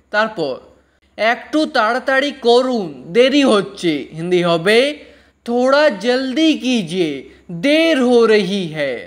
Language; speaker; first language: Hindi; non-native, fluent; Bangla